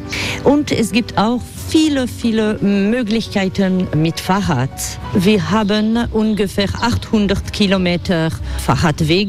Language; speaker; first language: German; non-native, fluent; French